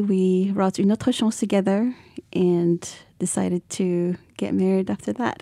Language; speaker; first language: English; non-native, fluent; Arabic